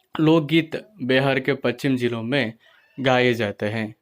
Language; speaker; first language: Hindi; non-native, local second language; Telugu